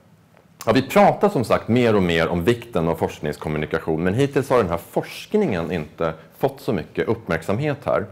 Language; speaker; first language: Swedish; native; Swedish